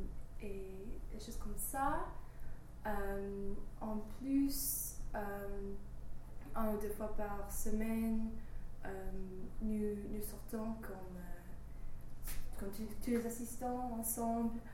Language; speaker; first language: French; non-native, fluent; English